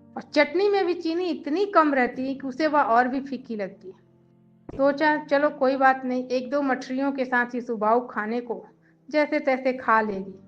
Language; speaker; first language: Hindi; native; Hindi